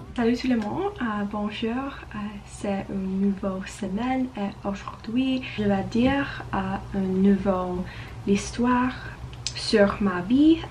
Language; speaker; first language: French; non-native, learner; Russian